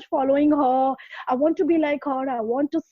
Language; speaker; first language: English; non-native, local second language; Hindi